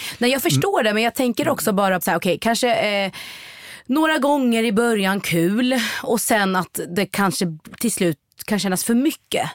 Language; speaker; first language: Swedish; native; Swedish